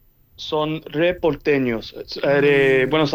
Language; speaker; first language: Spanish; early bilingual, heritage; English